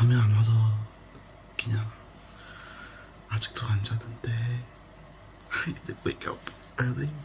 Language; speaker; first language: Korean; early bilingual, heritage; English